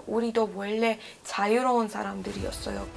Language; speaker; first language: Korean; non-native, fluent; Persian